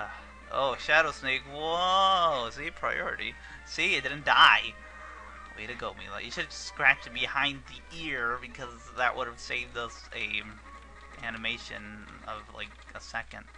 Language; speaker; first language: English; native; English